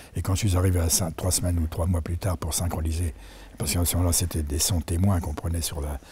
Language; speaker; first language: French; native; French